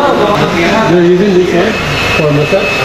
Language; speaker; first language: English; non-native, learner; Burmese